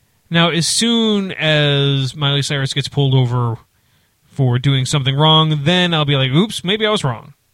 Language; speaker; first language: English; native; English